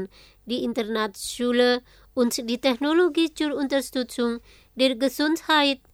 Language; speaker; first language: German; non-native, fluent; Indonesian